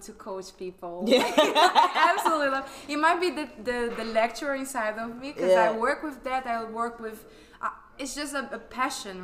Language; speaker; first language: English; non-native, fluent; Portuguese